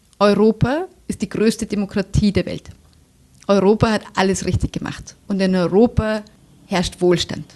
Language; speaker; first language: German; native; German